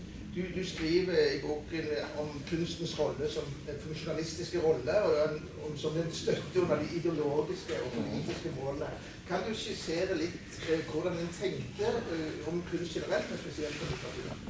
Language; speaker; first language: Norwegian; native; Norwegian